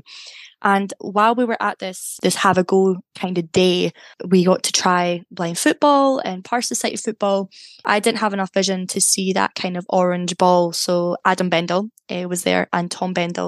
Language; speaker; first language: English; native; English